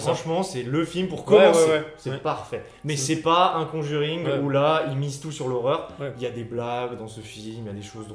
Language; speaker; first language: French; native; French